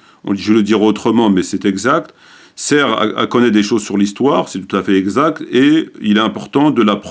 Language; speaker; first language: French; native; French